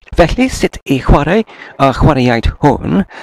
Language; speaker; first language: Welsh; non-native, learner; English